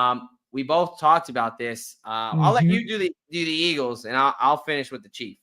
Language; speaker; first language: English; native; English